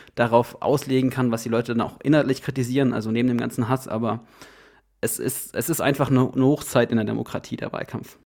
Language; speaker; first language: German; native; German